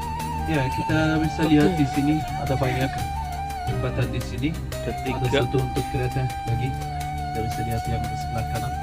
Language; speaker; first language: Indonesian; non-native, fluent; Turkish